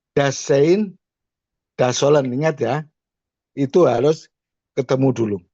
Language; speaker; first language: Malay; non-native, local second language; Javanese